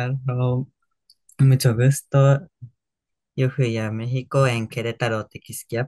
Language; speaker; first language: Spanish; non-native, learner; Japanese